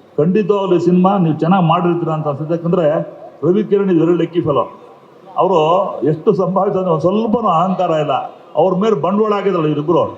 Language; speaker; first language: Kannada; native; Kannada